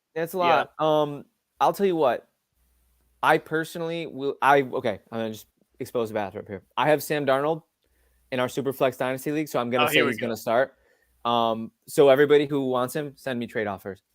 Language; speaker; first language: English; native; English